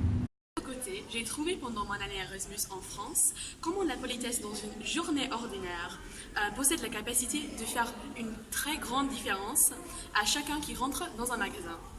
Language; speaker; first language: French; non-native, fluent; English